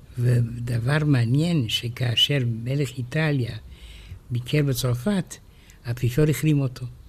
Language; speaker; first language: Hebrew; non-native, fluent; Romanian